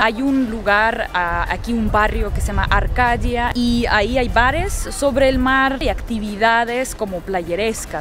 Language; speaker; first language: Spanish; early bilingual, heritage; Russian